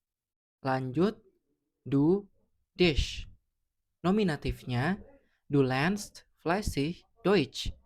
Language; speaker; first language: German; non-native, fluent; Indonesian